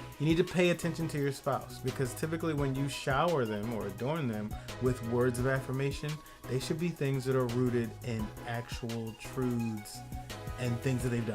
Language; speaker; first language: English; native; English